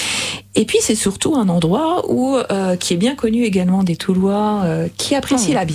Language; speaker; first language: French; native; French